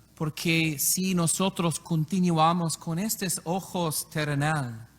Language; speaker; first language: Spanish; non-native, learner; English